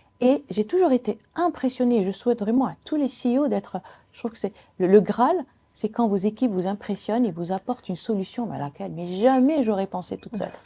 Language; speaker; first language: French; non-native, local second language; Arabic